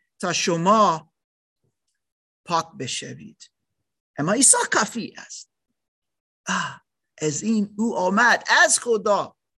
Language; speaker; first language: Persian; non-native, learner; German